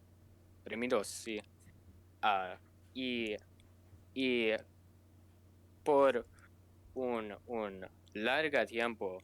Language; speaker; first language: Spanish; non-native, learner; English